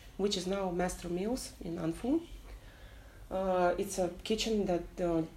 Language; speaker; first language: English; non-native, fluent; Russian